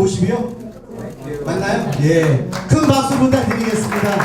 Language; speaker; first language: Korean; native; Korean